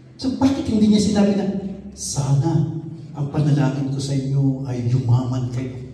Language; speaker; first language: Filipino; non-native, local second language; Iloko